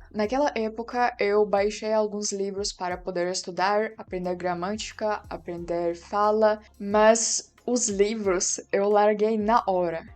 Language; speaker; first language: Portuguese; non-native, fluent; Russian